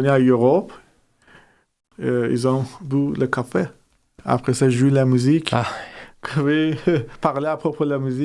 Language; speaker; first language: French; non-native, fluent; Persian